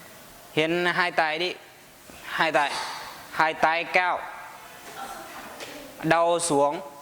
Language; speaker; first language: Vietnamese; non-native, learner; Hindi